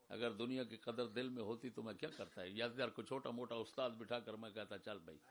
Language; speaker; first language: Urdu; non-native, local second language; Punjabi